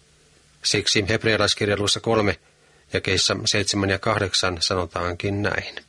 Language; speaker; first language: Finnish; native; Finnish